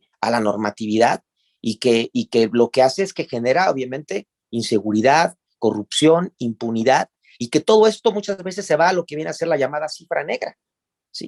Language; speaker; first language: Spanish; native; Spanish